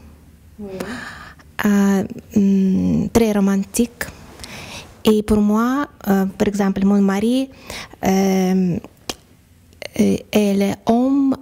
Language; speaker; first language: French; non-native, learner; Russian